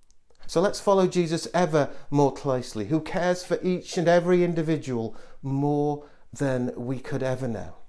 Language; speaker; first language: English; native; English